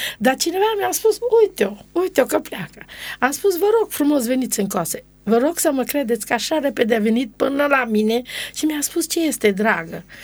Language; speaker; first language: Romanian; non-native, local second language; Romany